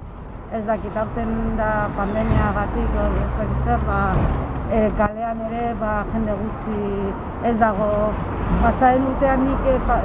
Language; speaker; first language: Basque; non-native, local second language; Spanish